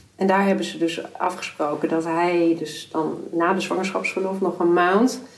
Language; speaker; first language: Dutch; native; Dutch